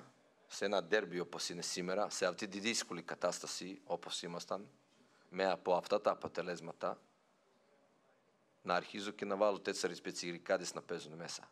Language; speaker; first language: Greek; non-native, fluent; Serbian